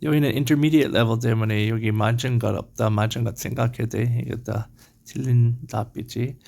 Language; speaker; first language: Korean; non-native, learner; English